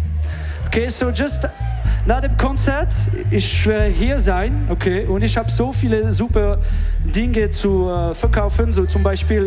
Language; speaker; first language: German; non-native, learner; French